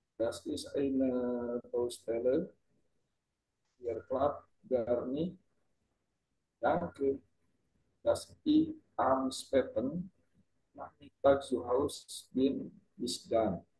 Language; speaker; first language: German; non-native, learner; Indonesian